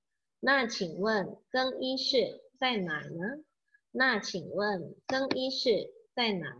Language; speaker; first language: Chinese; non-native, fluent; Indonesian